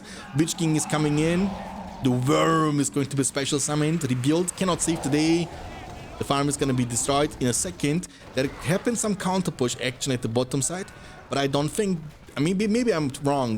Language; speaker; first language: English; non-native, fluent; German